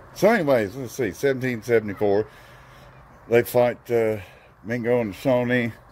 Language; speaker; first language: English; native; English